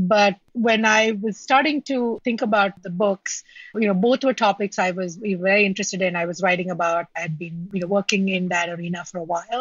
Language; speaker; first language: English; non-native, local second language; Malayalam